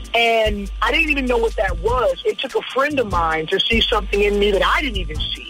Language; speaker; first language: English; native; English